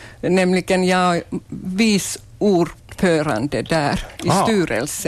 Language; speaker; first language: Swedish; non-native, local second language; Finnish